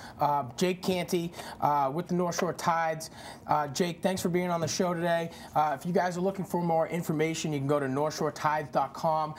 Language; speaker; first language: English; native; English